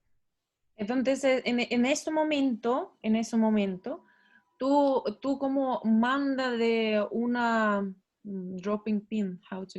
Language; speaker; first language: Spanish; non-native, learner; Russian